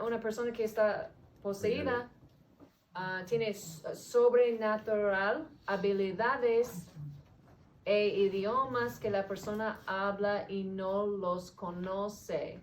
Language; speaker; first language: Spanish; non-native, learner; English